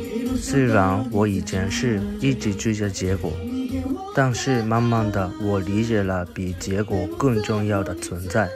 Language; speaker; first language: Chinese; non-native, fluent; Japanese